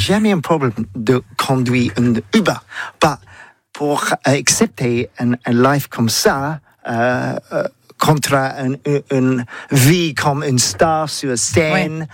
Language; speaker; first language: French; non-native, learner; English